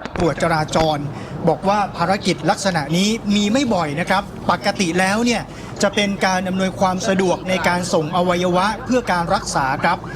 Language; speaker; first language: Thai; native; Thai